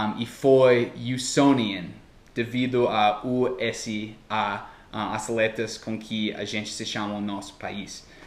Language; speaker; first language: Portuguese; non-native, fluent; English